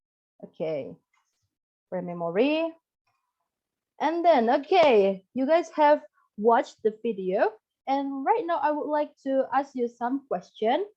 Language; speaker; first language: English; non-native, fluent; Indonesian